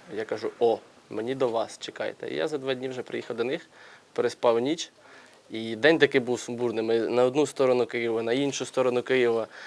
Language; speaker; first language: Ukrainian; native; Ukrainian